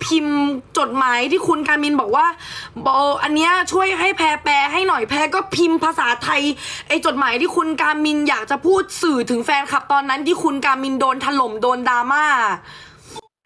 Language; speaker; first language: Thai; native; Thai